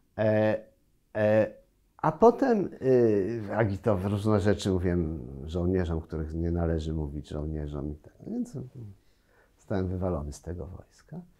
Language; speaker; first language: Polish; native; Polish